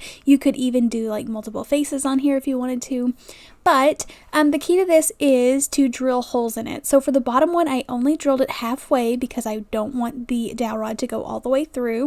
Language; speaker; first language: English; native; English